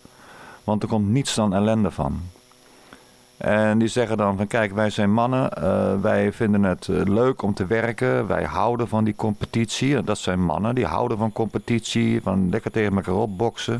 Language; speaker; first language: Dutch; native; Dutch